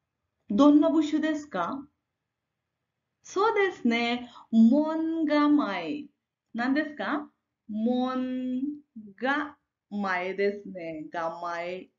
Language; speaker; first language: Japanese; non-native, fluent; Marathi